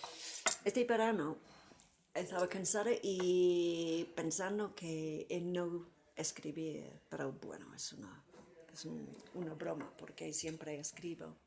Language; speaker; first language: Spanish; non-native, fluent; English